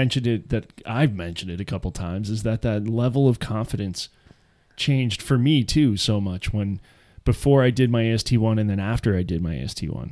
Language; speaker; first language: English; native; English